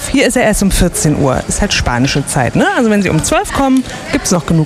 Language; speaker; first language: German; native; German